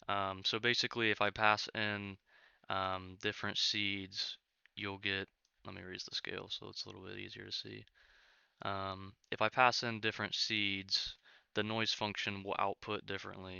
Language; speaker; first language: English; native; English